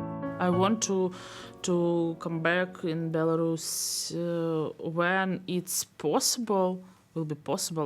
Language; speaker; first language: English; non-native, learner; Belarusian